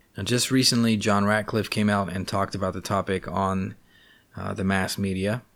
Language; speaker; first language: English; native; English